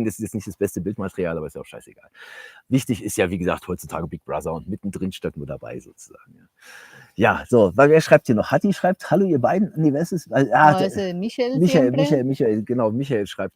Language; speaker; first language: German; native; German